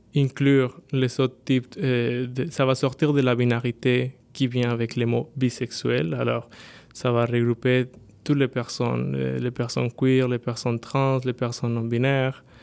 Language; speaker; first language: French; non-native, fluent; Spanish